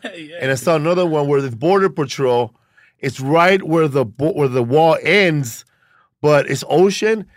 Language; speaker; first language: English; early bilingual, other home language; Spanish